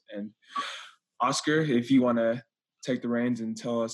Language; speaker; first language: English; native; English